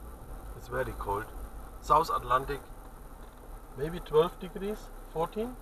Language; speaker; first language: English; non-native, learner; German